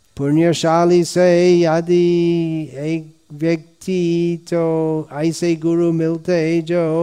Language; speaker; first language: Hindi; non-native, fluent; English